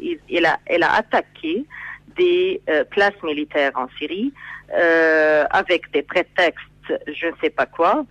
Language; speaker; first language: French; non-native, fluent; Arabic